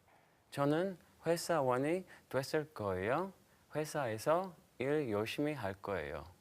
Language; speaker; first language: Korean; non-native, learner; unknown